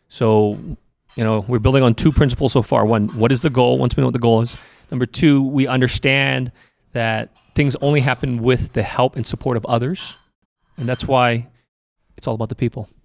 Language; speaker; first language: English; native; English